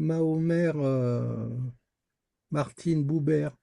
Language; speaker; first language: Hebrew; non-native, learner; French